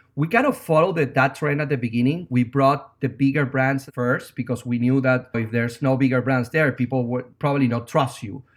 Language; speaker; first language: English; non-native, fluent; Spanish